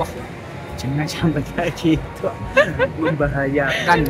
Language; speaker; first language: Indonesian; native; Indonesian